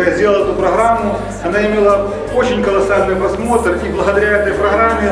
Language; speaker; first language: Russian; native; Russian